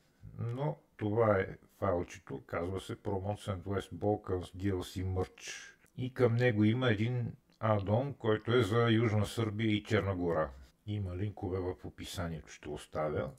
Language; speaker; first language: Bulgarian; native; Bulgarian